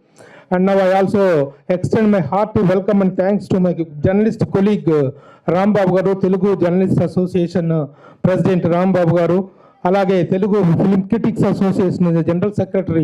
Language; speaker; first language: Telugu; native; Telugu